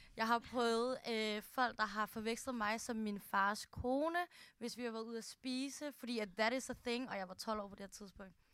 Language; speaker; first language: Danish; early bilingual, other home language; Filipino